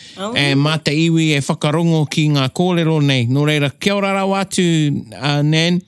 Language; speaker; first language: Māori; non-native, local second language; English